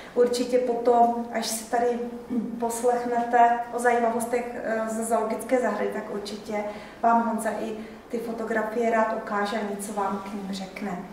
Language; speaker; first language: Czech; native; Czech